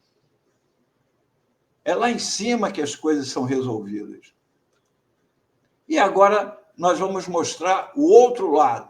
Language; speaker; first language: Portuguese; native; Portuguese